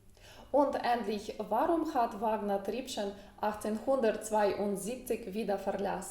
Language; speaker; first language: German; non-native, fluent; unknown